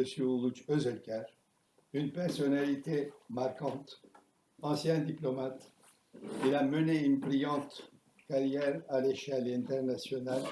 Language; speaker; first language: French; non-native, fluent; Turkish